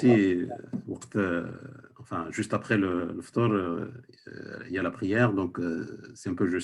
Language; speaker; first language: French; non-native, local second language; Arabic